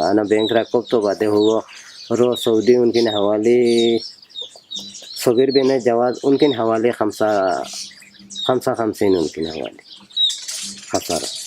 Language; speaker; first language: Arabic; non-native, learner; Bangla